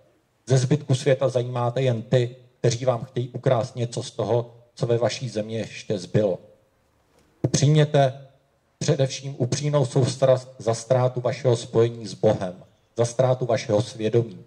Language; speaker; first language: Czech; native; Czech